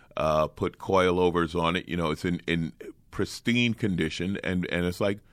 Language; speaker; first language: English; native; English